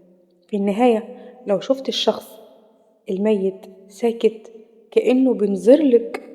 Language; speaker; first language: Arabic; native; Arabic